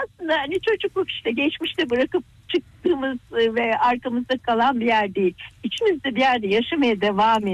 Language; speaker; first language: Turkish; native; Turkish